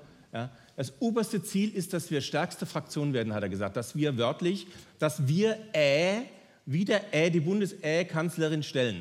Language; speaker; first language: German; native; German